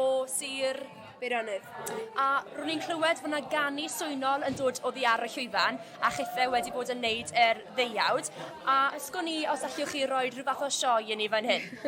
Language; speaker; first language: Welsh; native; Welsh